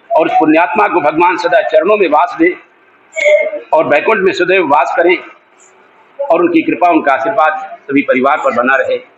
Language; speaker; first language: Hindi; native; Hindi